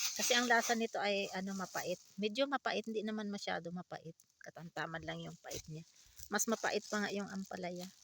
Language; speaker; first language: Filipino; non-native, local second language; Iloko